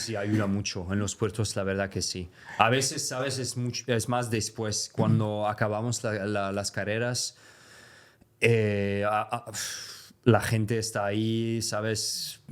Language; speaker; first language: Spanish; non-native, fluent; French